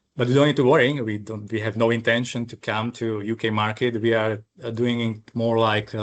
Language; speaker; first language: English; non-native, fluent; Slovak